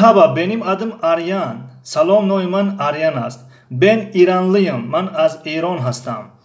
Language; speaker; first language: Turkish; non-native, fluent; Tajik